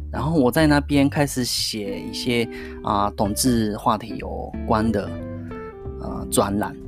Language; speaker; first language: Chinese; non-native, fluent; Japanese